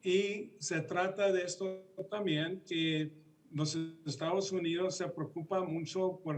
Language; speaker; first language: Spanish; early bilingual, heritage; Spanish